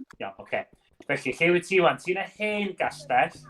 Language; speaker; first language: Welsh; native; Welsh